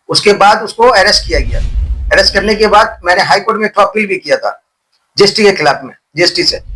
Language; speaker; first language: Hindi; non-native, local second language; Bangla